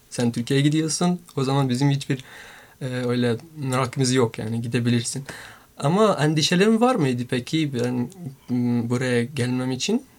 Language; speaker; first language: Turkish; non-native, fluent; Persian